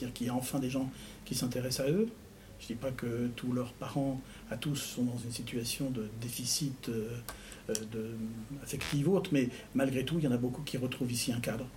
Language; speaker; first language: French; native; French